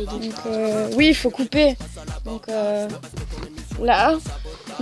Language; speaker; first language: French; native; French